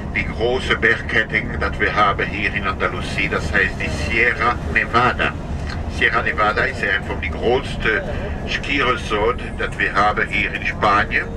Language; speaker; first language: German; non-native, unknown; Spanish